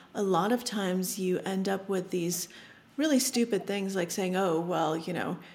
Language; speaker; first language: English; early bilingual, other home language; Russian